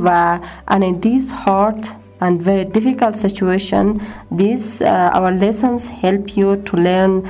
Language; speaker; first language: English; non-native, fluent; Persian